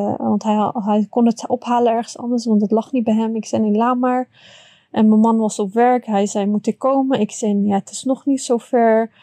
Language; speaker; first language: Dutch; early bilingual, other home language; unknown